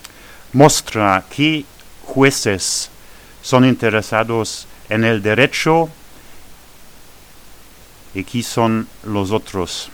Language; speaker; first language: Spanish; non-native, fluent; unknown